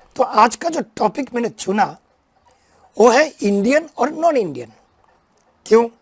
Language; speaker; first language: Hindi; non-native, local second language; Bangla